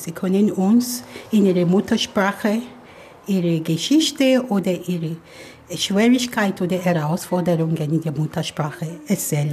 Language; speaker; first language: German; non-native, fluent; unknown